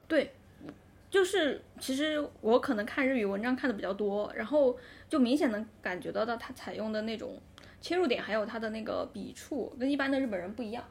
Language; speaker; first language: Chinese; native; Chinese